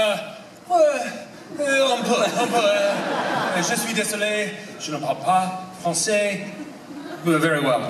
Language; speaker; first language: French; non-native, learner; English